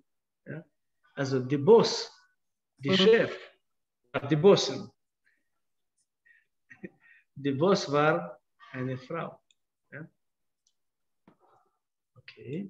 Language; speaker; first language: German; non-native, fluent; Russian